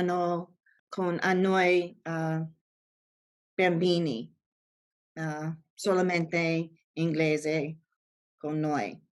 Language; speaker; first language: Italian; non-native, learner; English